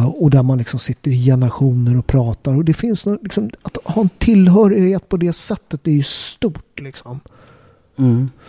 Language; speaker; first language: Swedish; early bilingual, other home language; Italian